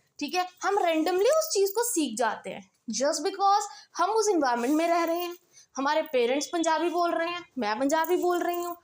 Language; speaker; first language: Hindi; non-native, local second language; Punjabi